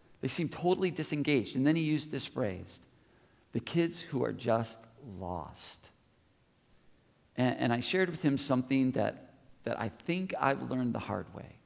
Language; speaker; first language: English; native; English